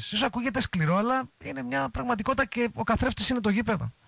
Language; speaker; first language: Greek; native; Greek